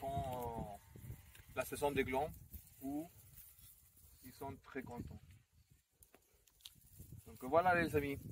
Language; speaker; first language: French; non-native, fluent; Spanish